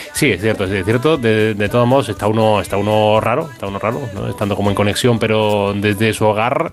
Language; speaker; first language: Spanish; native; Spanish